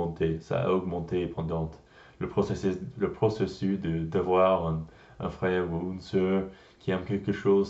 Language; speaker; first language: French; non-native, learner; English